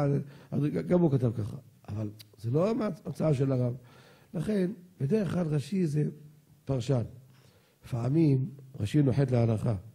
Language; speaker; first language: Hebrew; native; Hebrew